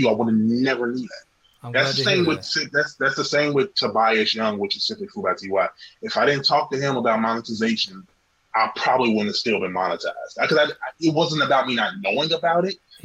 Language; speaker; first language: English; native; English